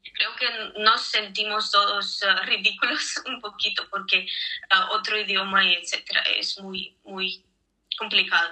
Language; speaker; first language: Spanish; non-native, learner; Ukrainian